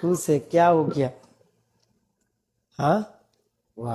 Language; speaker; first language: Hindi; non-native, learner; Bangla